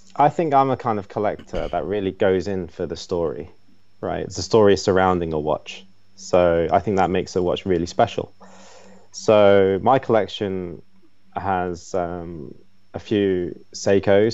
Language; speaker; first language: English; native; English